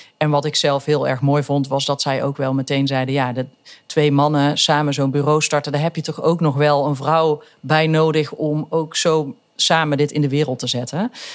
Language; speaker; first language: Dutch; native; Dutch